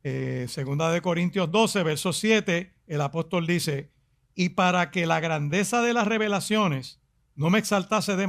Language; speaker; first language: Spanish; native; Spanish